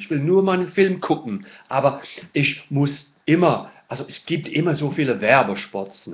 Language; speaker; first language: German; non-native, fluent; English